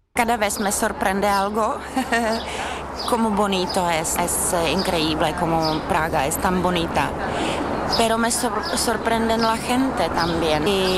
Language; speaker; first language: Spanish; non-native, learner; Czech